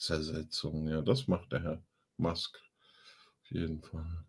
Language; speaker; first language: German; native; German